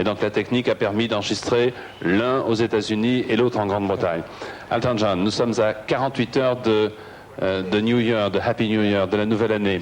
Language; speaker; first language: French; native; French